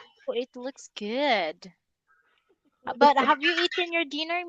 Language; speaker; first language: English; non-native, local second language; Filipino